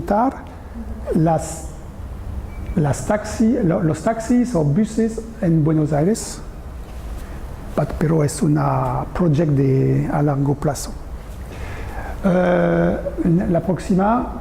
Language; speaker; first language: Spanish; non-native, learner; French